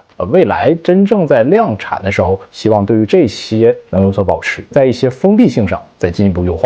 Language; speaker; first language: Chinese; native; Chinese